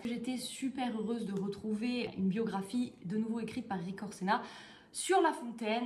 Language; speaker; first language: French; native; French